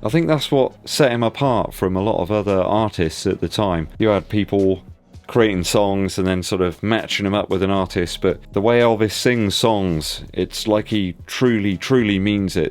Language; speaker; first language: English; native; English